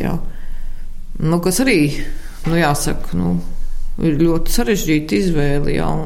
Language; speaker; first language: Latvian; native; Latvian